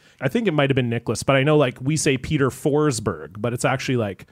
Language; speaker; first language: English; native; English